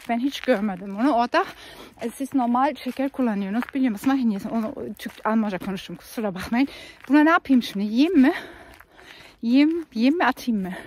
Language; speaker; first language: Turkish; non-native, fluent; German